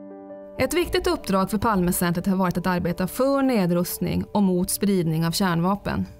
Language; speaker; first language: Swedish; native; Swedish